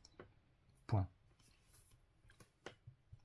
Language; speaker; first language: French; native; French